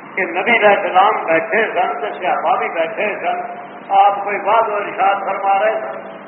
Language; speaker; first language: Urdu; non-native, local second language; Punjabi